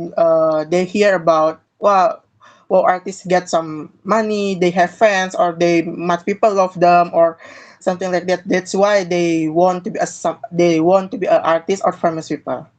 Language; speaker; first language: English; non-native, learner; Indonesian